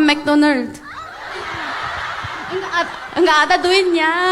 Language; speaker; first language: Indonesian; non-native, fluent; Korean